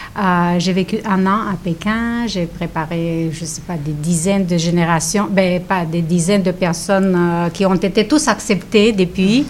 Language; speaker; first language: French; non-native, fluent; Romanian